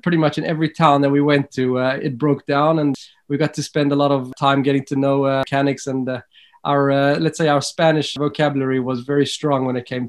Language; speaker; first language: English; native; English